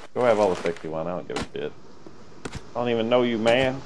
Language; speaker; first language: English; native; English